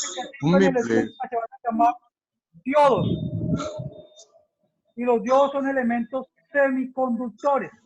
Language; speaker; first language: Spanish; native; Spanish